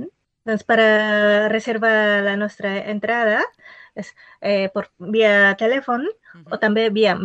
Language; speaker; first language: Catalan; non-native, fluent; Japanese